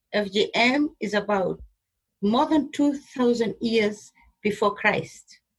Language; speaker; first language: English; non-native, local second language; Somali